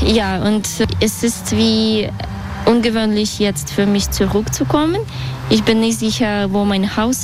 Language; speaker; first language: German; non-native, fluent; Belarusian